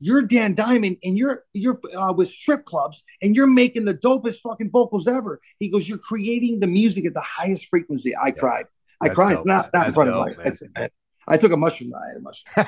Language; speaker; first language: English; native; English